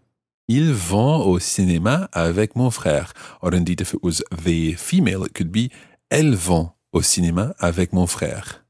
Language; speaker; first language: French; non-native, fluent; English